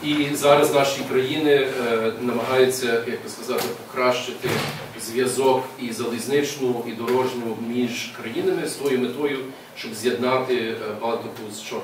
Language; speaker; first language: Ukrainian; early bilingual, heritage; English